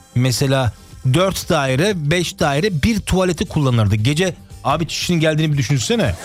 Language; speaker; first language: Turkish; early bilingual, heritage; Turkish